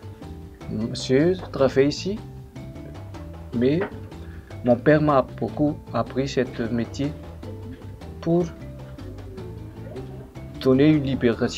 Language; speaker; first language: French; non-native, local second language; Malagasy